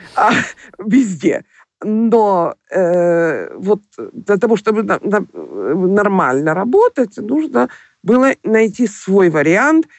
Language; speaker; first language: Russian; native; Russian